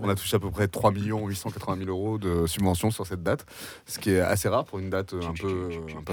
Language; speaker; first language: French; native; French